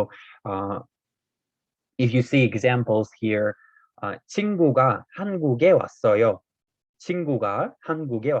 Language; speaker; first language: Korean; non-native, fluent; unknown